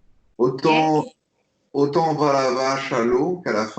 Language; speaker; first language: French; native; French